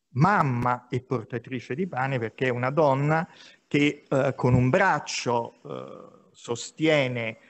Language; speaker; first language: Italian; native; Italian